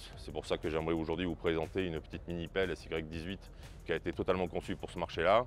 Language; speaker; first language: French; native; French